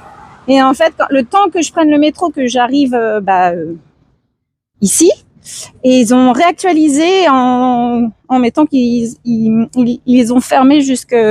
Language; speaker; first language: French; native; French